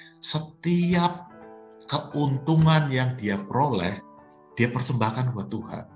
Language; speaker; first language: Indonesian; native; Indonesian